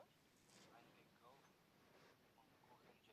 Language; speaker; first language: German; non-native, learner; Macedonian